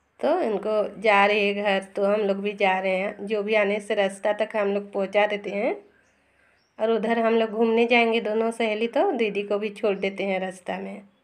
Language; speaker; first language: Hindi; non-native, local second language; Bangla